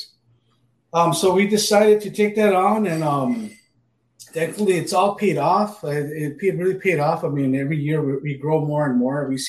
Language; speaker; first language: English; native; English